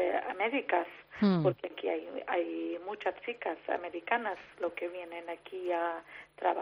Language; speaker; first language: Spanish; non-native, learner; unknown